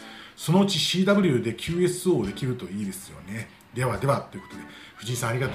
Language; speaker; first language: Japanese; native; Japanese